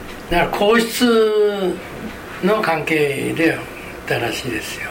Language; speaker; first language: Japanese; non-native, local second language; Korean